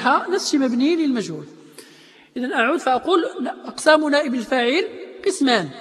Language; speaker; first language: Arabic; native; Arabic